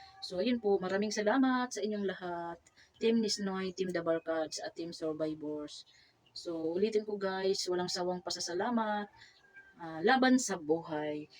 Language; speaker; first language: Filipino; non-native, local second language; Cebuano